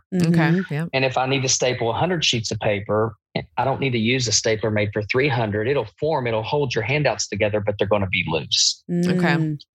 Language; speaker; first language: English; native; English